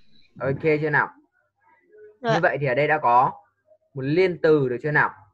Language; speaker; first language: Vietnamese; native; Vietnamese